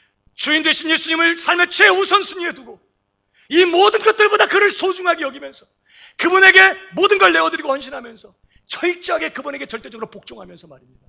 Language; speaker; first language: Korean; native; Korean